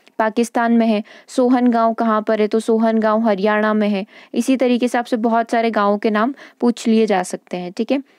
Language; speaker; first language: Hindi; native; Hindi